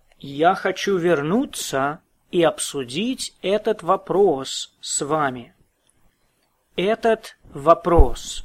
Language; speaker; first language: Russian; non-native, fluent; English